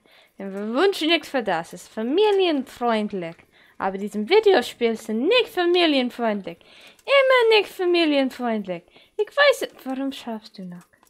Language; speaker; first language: German; non-native, learner; Dutch